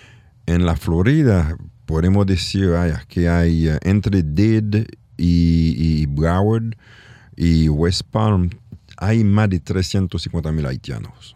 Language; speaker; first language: Spanish; non-native, learner; French